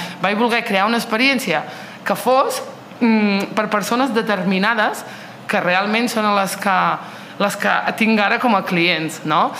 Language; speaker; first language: Catalan; early bilingual, other home language; Riffian